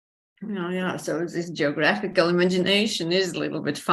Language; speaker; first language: English; non-native, fluent; Latvian